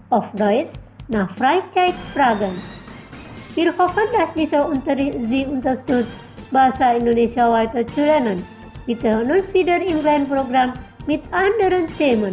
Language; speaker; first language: German; non-native, fluent; Indonesian